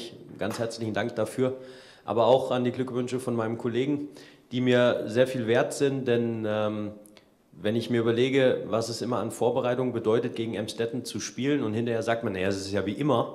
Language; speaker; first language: German; native; German